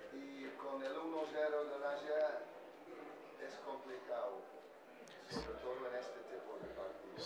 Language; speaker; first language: Spanish; non-native, fluent; English